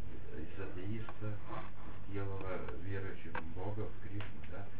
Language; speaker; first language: Russian; non-native, fluent; Lithuanian